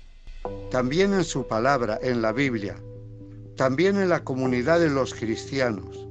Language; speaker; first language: Spanish; native; Spanish